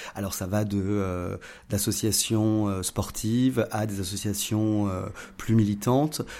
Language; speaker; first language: French; native; French